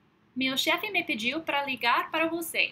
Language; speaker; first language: Portuguese; non-native, fluent; English